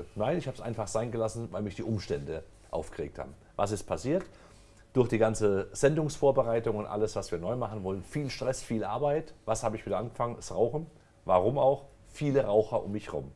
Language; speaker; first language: German; native; German